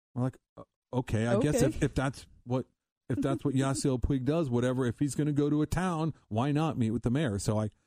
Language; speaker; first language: English; native; English